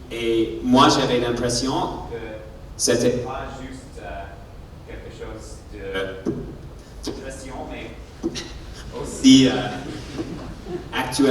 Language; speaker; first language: French; non-native, learner; English